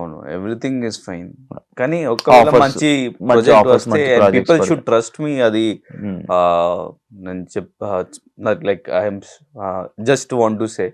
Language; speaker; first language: Telugu; non-native, learner; Hindi